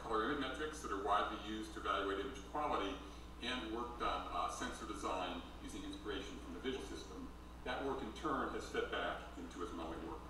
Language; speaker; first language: English; native; English